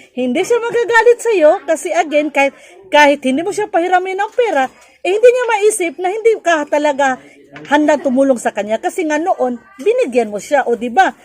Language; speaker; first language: Filipino; non-native, local second language; Cebuano